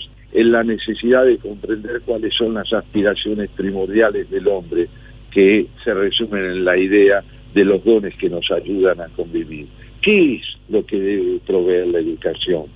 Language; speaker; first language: Spanish; native; Spanish